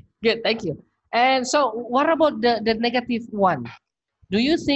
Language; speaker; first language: English; non-native, fluent; Indonesian